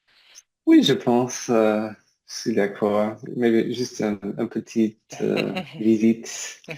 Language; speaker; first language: French; non-native, learner; English